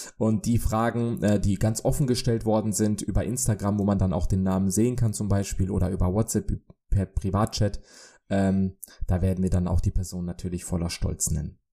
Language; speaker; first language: German; early bilingual, other home language; Polish